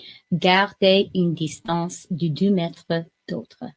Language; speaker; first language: French; non-native, local second language; English